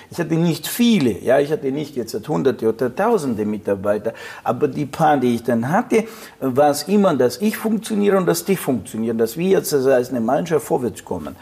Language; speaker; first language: German; non-native, fluent; Russian